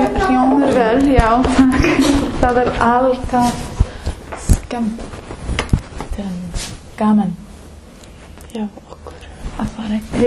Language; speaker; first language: Icelandic; non-native, learner; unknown